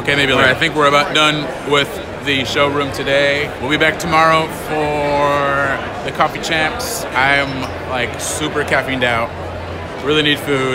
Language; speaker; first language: English; early bilingual, other home language; Spanish